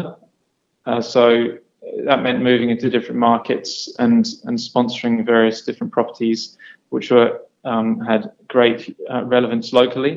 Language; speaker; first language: English; native; English